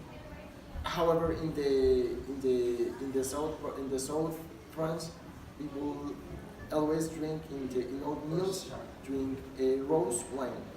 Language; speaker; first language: English; non-native, learner; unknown